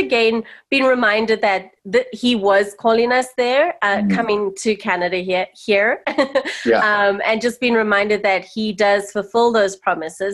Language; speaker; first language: English; native; English